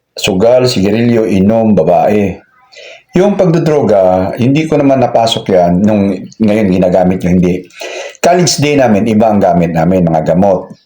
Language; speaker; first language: Filipino; non-native, local second language; Cebuano